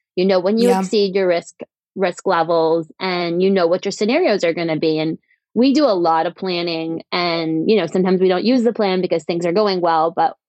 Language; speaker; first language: English; native; English